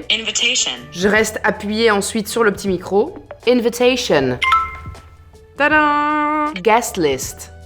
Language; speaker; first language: French; native; French